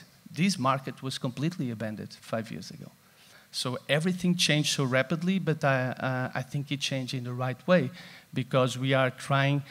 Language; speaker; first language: English; non-native, fluent; Portuguese